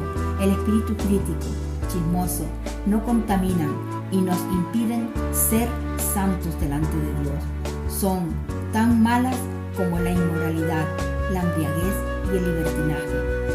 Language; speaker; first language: Spanish; native; Spanish